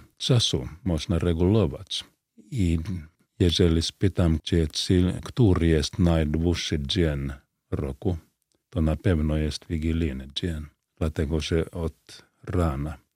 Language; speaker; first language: Polish; non-native, fluent; Finnish